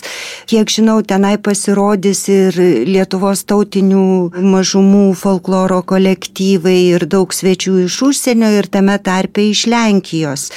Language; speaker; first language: Lithuanian; native; Lithuanian